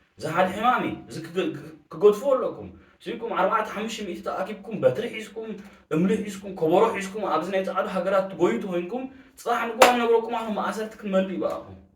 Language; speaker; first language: Tigrinya; early bilingual, heritage; Tigrinya